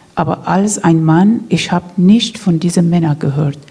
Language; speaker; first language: German; non-native, learner; Persian